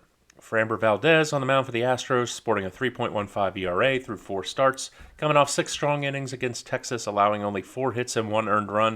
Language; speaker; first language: English; native; English